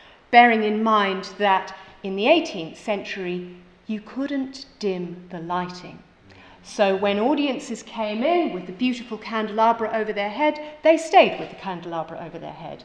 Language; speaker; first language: English; native; English